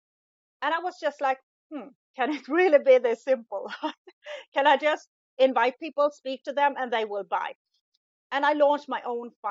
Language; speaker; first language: English; non-native, fluent; Swedish